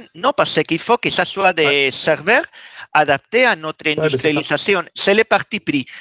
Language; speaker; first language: French; non-native, fluent; Spanish